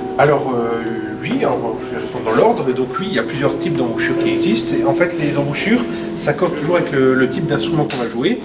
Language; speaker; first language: French; native; French